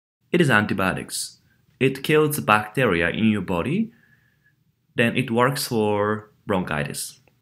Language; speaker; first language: English; non-native, fluent; Japanese